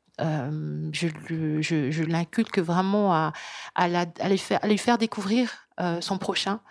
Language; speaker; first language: French; early bilingual, other home language; Lingala